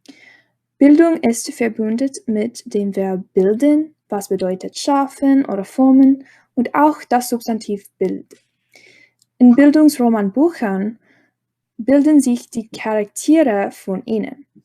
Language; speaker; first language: German; non-native, learner; English